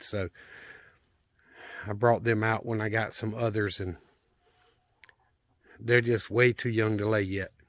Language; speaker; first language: English; native; English